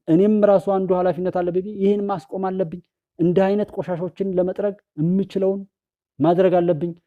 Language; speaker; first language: Amharic; native; Amharic